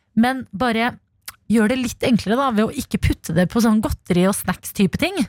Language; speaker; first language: Norwegian; early bilingual, other home language; Albanian